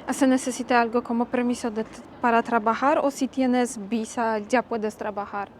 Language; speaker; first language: Spanish; non-native, fluent; Polish